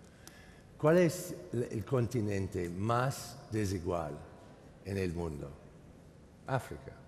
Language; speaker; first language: Spanish; non-native, fluent; English